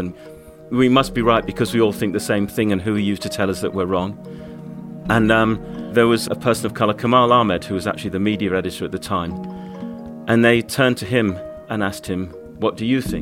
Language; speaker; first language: English; native; English